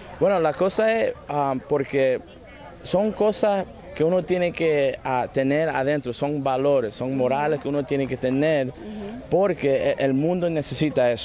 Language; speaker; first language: Spanish; early bilingual, heritage; Spanish